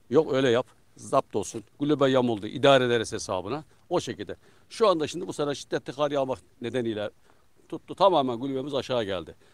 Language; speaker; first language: Turkish; native; Turkish